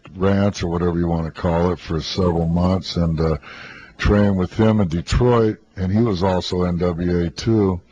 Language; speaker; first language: English; native; English